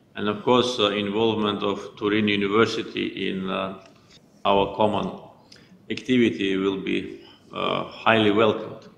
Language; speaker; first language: English; non-native, fluent; Azerbaijani